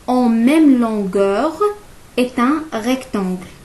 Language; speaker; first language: French; non-native, local second language; Arabic